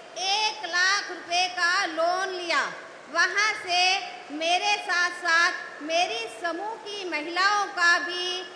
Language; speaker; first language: Hindi; native; Hindi